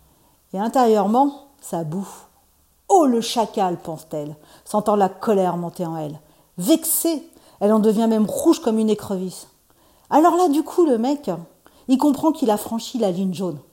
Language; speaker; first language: French; native; French